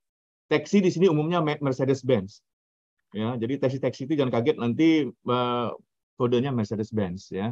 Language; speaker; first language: Indonesian; native; Indonesian